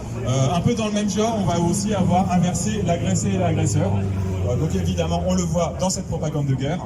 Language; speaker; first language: French; native; French